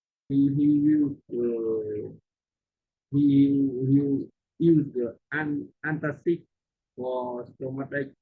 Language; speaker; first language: English; non-native, learner; Vietnamese